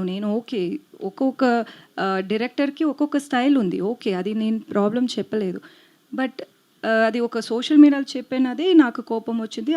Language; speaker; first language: Telugu; non-native, learner; Tamil